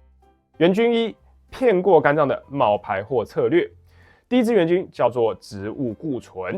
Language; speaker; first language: Chinese; native; Chinese